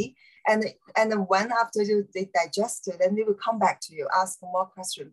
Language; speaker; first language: English; non-native, learner; Chinese